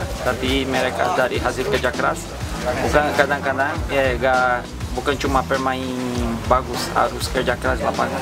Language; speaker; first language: Indonesian; non-native, fluent; Portuguese